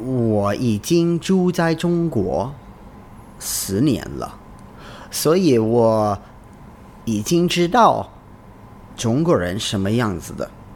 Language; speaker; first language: Chinese; non-native, learner; English